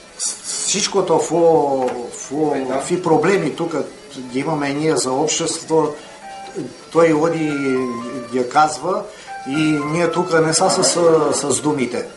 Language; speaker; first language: Bulgarian; early bilingual, heritage; Bulgarian